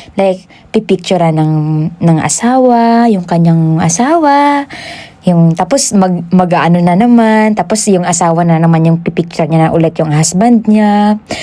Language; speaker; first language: Filipino; non-native, local second language; Hiligaynon